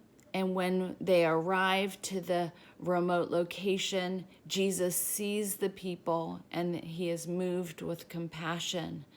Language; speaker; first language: English; native; English